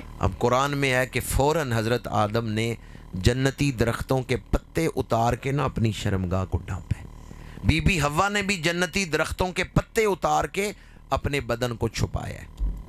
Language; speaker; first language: Urdu; non-native, local second language; Punjabi